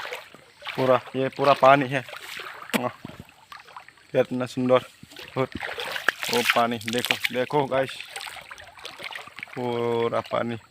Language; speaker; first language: Hindi; non-native, local second language; Kok Borok